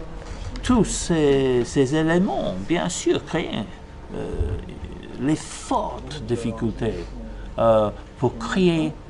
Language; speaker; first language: French; non-native, fluent; English